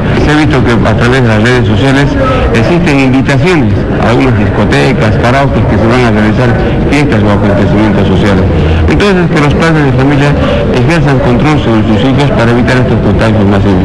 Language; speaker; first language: Spanish; native; Spanish